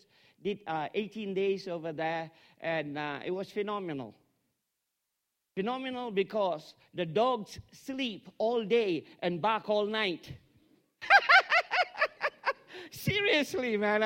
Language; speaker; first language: English; non-native, local second language; Tamil